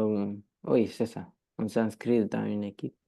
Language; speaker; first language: French; non-native, learner; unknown